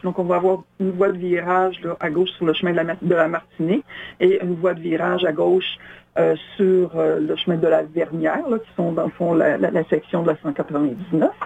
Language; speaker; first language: French; native; French